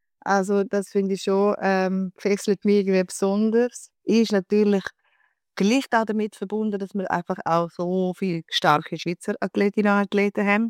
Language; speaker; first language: German; native; German